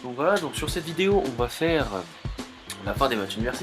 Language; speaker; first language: French; native; French